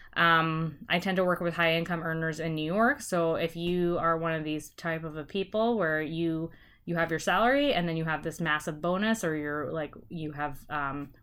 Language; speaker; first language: English; native; English